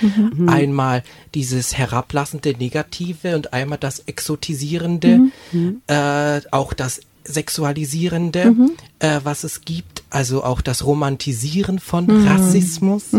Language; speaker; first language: German; native; German